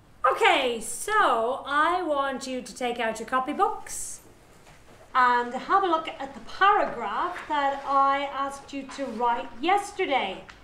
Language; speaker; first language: English; native; English